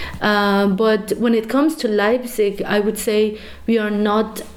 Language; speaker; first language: English; non-native, fluent; Persian